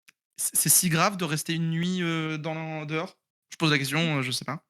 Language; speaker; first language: French; native; French